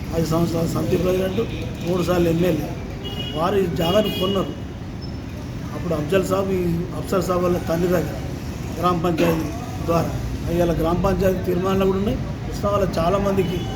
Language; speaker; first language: Telugu; native; Telugu